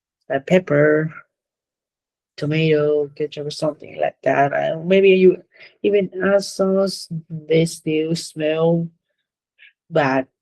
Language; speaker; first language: English; non-native, learner; Vietnamese